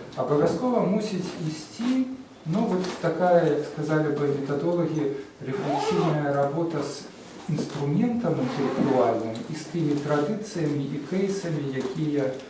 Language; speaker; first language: Belarusian; non-native, local second language; Russian